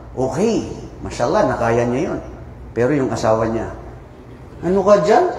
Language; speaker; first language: Filipino; non-native, local second language; Maranao